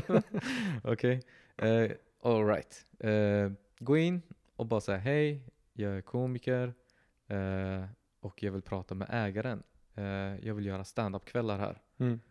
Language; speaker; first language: Swedish; native; Swedish